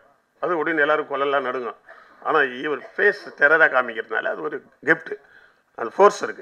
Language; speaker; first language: Tamil; native; Tamil